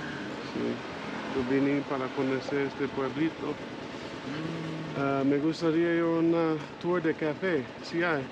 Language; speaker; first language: Spanish; non-native, learner; English